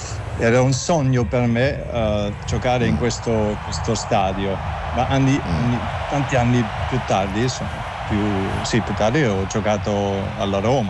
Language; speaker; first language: Italian; non-native, learner; German